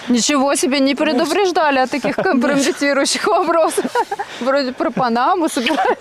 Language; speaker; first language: Russian; native; Russian